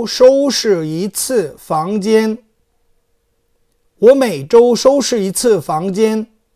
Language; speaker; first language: Chinese; non-native, fluent; Korean